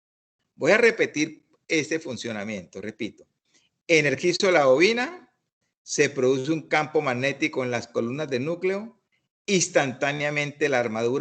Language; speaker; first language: Spanish; native; Spanish